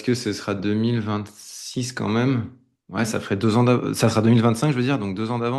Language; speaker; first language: French; native; French